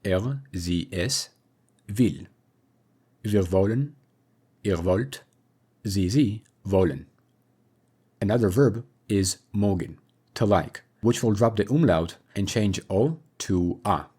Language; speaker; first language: German; non-native, fluent; English